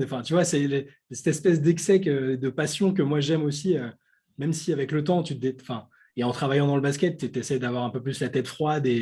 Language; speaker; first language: French; native; French